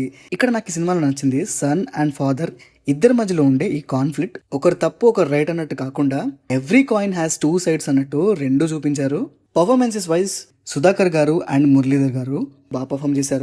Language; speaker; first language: Telugu; native; Telugu